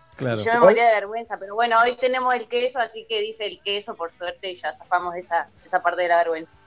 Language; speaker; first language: Spanish; native; Spanish